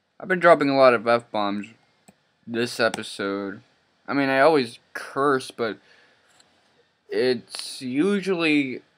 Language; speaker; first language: English; native; English